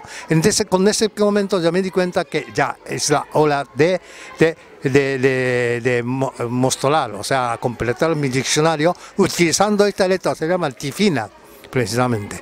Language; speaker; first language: Spanish; non-native, fluent; Japanese